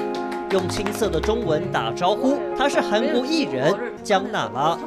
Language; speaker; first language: Chinese; native; Chinese